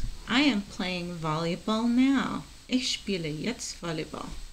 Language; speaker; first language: German; non-native, learner; Spanish